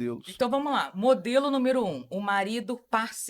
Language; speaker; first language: Portuguese; native; Portuguese